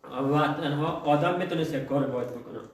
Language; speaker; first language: Persian; early bilingual, heritage; Persian